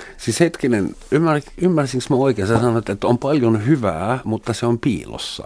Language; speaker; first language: Finnish; non-native, fluent; German